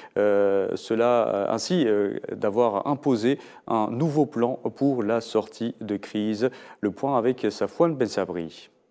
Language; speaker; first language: French; non-native, local second language; Arabic